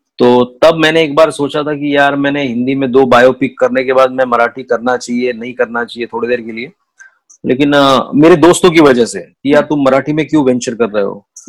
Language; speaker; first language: Hindi; non-native, local second language; Marathi